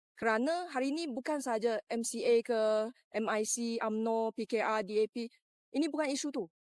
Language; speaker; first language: Malay; non-native, local second language; Chinese